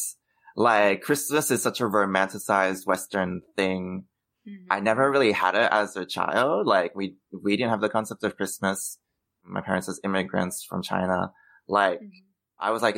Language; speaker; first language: English; native; English